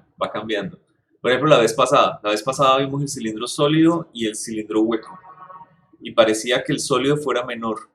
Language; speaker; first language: Spanish; native; Spanish